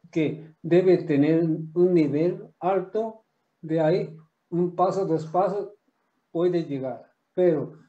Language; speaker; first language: Spanish; non-native, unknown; Japanese